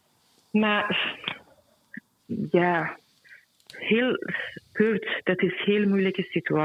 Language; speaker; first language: Dutch; non-native, fluent; Persian